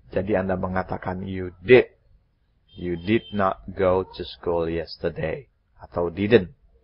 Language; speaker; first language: English; non-native, fluent; Indonesian